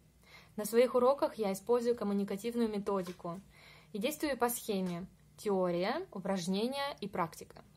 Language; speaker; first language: Russian; native; Russian